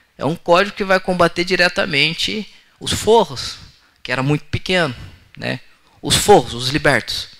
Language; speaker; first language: Portuguese; native; Portuguese